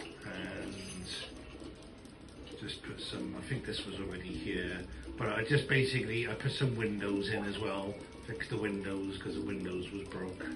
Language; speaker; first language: English; native; English